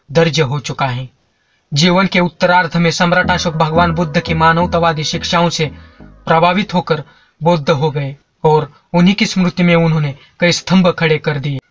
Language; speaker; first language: Hindi; non-native, local second language; Marathi